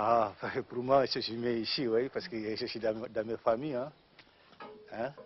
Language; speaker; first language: French; non-native, learner; Soninke